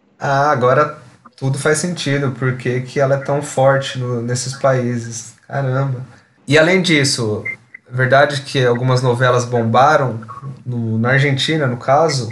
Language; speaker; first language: Portuguese; native; Portuguese